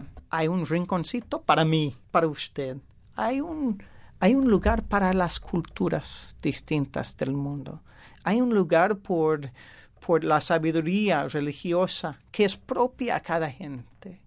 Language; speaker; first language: Spanish; non-native, fluent; English